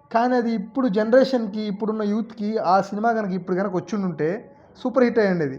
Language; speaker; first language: Telugu; native; Telugu